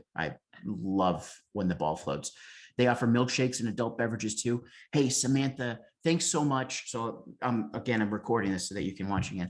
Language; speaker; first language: English; native; English